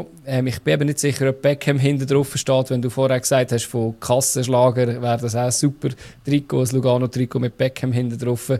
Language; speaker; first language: German; native; German